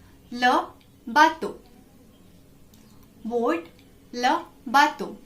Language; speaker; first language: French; non-native, learner; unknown